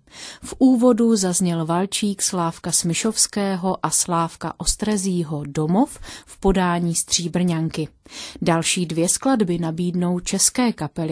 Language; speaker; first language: Czech; native; Czech